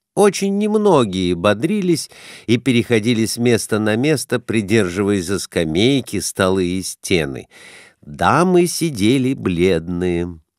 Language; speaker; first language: Russian; native; Russian